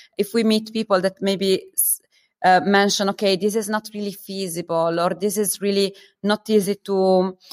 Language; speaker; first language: English; non-native, fluent; Italian